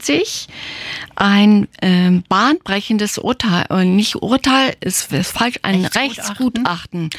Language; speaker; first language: German; native; German